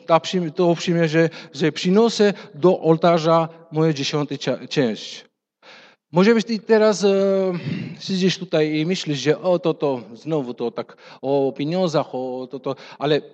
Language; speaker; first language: Polish; non-native, fluent; Russian